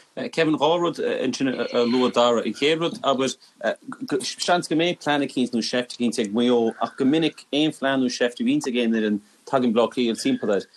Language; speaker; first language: Irish; native; Irish